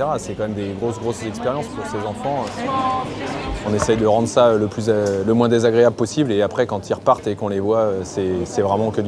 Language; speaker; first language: French; native; French